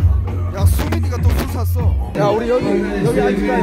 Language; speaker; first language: Korean; native; Korean